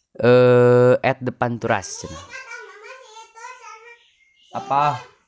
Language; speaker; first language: Indonesian; non-native, local second language; Sundanese